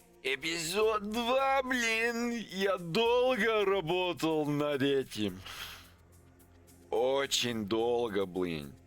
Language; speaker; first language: Russian; non-native, learner; English